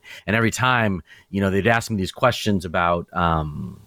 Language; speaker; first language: English; native; English